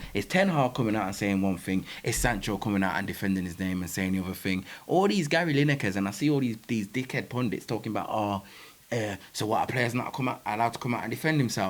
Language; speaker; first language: English; native; English